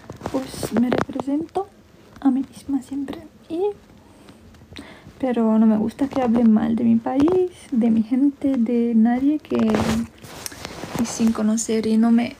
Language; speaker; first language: Spanish; non-native, fluent; Romanian